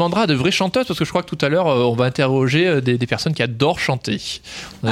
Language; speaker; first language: French; native; French